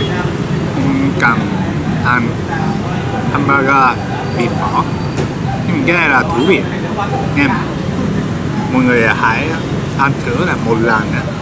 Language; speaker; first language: Vietnamese; non-native, learner; Japanese